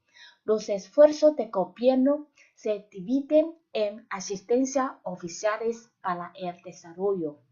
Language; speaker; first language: Spanish; non-native, fluent; Chinese